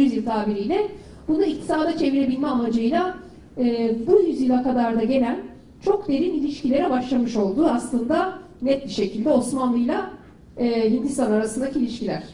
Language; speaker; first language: Turkish; native; Turkish